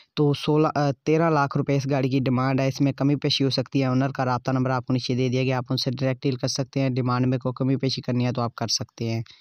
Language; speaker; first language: Urdu; non-native, local second language; Punjabi